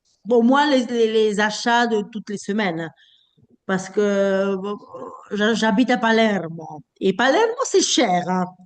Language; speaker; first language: French; non-native, fluent; Spanish